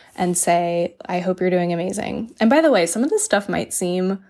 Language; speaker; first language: English; native; English